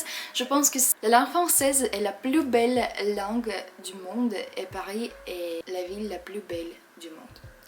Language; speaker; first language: French; non-native, fluent; Russian